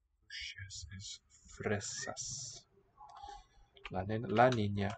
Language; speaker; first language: Spanish; non-native, learner; English